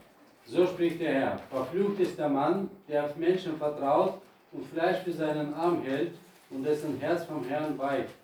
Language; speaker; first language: German; non-native, learner; Russian